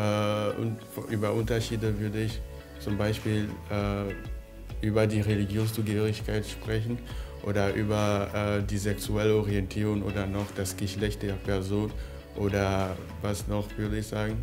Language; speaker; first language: German; non-native, fluent; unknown